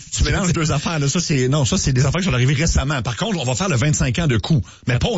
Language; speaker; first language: French; native; French